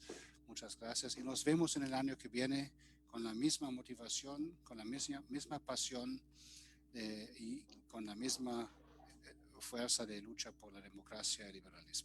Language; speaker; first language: Spanish; non-native, fluent; German